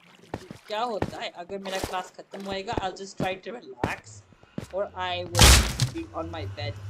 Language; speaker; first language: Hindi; non-native, local second language; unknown